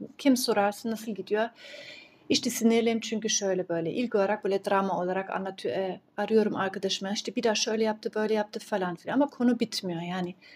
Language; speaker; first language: Turkish; early bilingual, heritage; Turkish